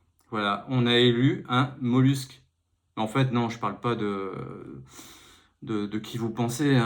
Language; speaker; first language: French; native; French